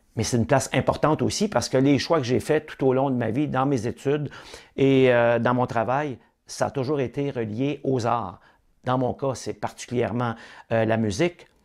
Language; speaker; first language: French; native; French